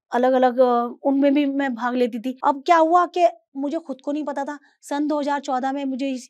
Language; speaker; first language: Hindi; native; Hindi